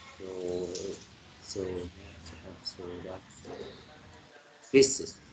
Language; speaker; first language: English; non-native, learner; Vietnamese